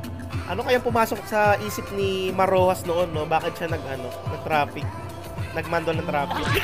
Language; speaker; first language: Filipino; native; Filipino